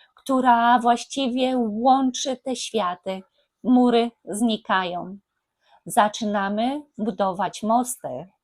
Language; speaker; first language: Polish; native; Polish